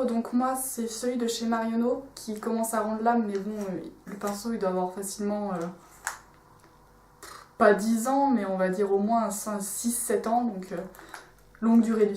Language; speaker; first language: French; native; French